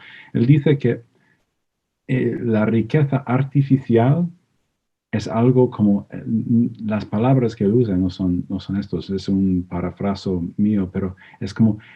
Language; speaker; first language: Spanish; non-native, fluent; English